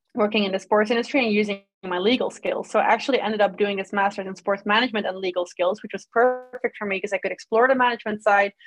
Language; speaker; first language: English; non-native, fluent; Dutch